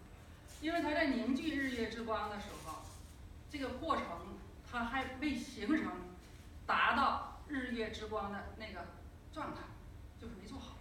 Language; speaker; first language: Chinese; native; Chinese